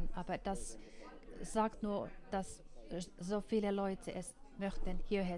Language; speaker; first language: German; non-native, fluent; Finnish